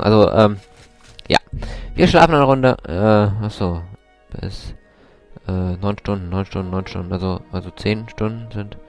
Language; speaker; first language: German; native; German